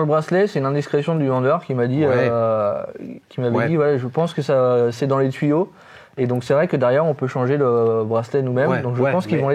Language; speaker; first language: French; native; French